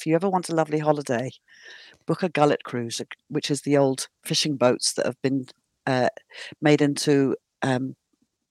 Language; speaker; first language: English; native; English